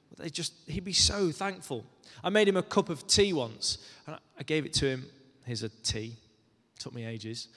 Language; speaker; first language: English; native; English